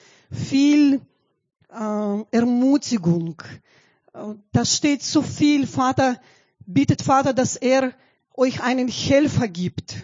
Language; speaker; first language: German; non-native, fluent; Russian